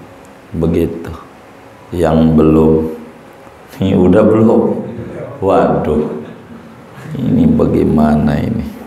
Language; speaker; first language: Indonesian; native; Indonesian